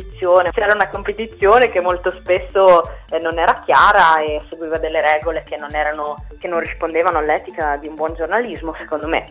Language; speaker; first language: Italian; native; Italian